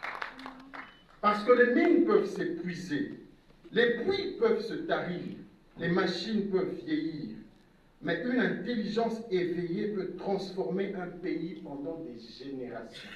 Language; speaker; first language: French; non-native, local second language; Lingala